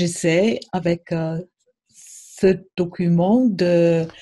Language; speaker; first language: French; non-native, fluent; German